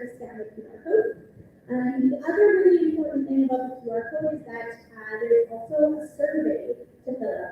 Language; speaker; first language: English; native; English